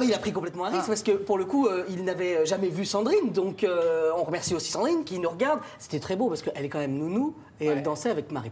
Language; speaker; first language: French; native; French